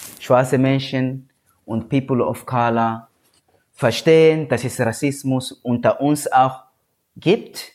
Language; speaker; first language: German; non-native, learner; Swahili